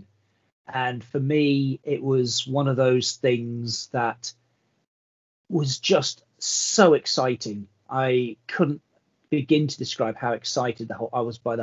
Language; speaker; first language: English; native; English